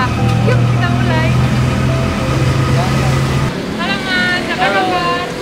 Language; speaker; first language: Indonesian; non-native, fluent; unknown